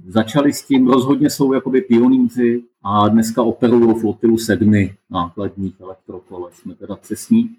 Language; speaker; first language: Czech; native; Czech